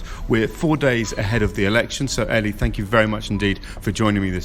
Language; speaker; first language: English; native; English